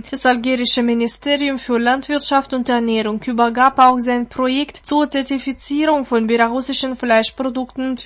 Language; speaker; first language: German; non-native, fluent; Russian